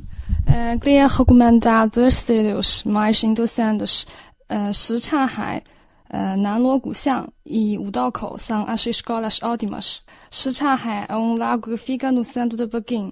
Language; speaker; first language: Portuguese; non-native, learner; Chinese